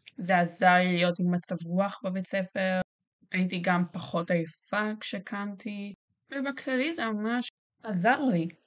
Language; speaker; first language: Hebrew; native; Hebrew